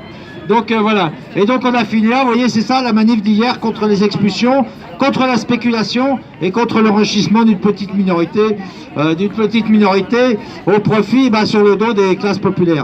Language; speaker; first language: French; native; French